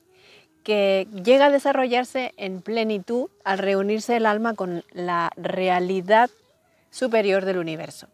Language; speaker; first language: Spanish; native; Spanish